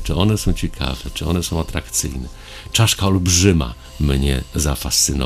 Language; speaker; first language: Polish; native; Polish